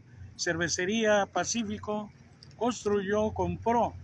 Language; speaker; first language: Spanish; native; Spanish